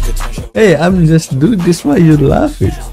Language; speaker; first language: English; non-native, learner; Indonesian